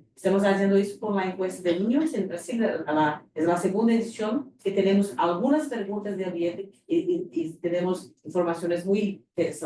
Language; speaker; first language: Spanish; non-native, fluent; Portuguese